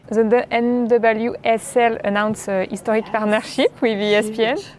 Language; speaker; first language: English; non-native, learner; French